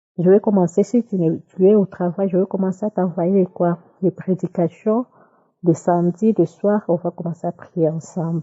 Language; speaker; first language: French; non-native, local second language; Lingala